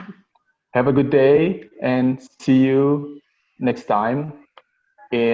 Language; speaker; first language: English; non-native, local second language; Indonesian